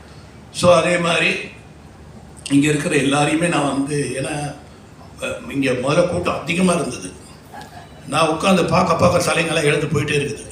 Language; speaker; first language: Tamil; native; Tamil